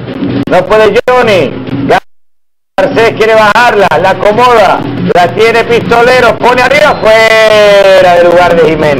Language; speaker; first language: Spanish; native; Spanish